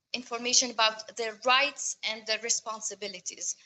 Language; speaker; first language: English; non-native, fluent; Arabic